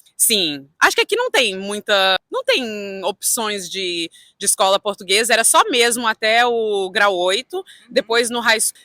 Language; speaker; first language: Portuguese; early bilingual, heritage; Portuguese